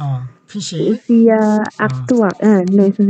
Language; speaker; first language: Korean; non-native, learner; Indonesian